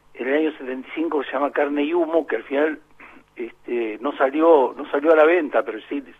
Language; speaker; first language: Spanish; native; Spanish